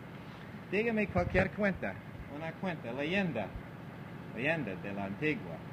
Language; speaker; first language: Spanish; non-native, learner; English